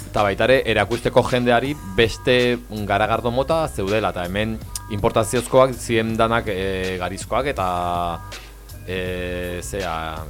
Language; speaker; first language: Basque; non-native, local second language; Spanish